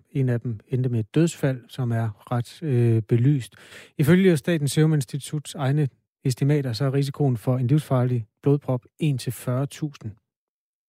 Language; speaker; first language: Danish; native; Danish